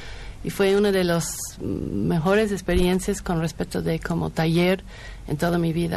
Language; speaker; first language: Spanish; non-native, fluent; English